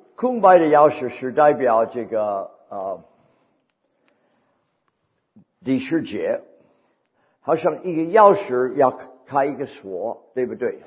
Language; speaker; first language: Chinese; non-native, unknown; English